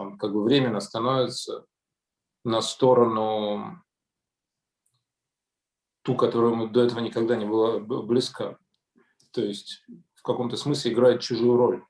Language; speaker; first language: Russian; native; Russian